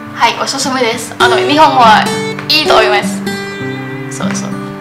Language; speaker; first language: Japanese; non-native, learner; Indonesian